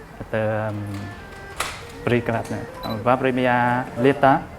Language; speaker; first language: Russian; non-native, fluent; Vietnamese